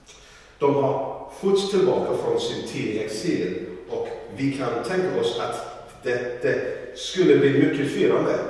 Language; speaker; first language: Swedish; non-native, learner; English